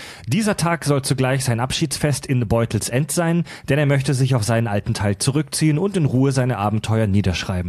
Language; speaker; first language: German; native; German